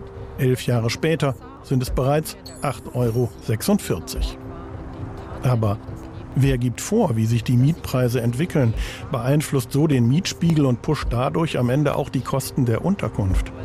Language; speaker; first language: German; native; German